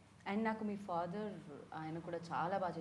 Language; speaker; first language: Telugu; native; Telugu